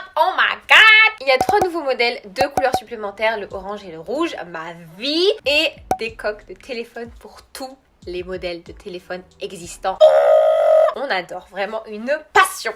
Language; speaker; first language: French; early bilingual, other home language; Arabic